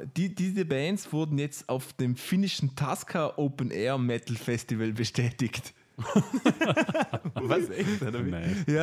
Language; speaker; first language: German; native; German